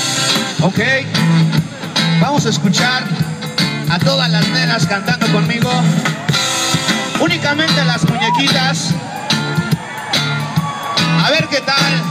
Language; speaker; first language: Spanish; native; Spanish